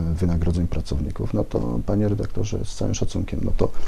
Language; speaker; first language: Polish; native; Polish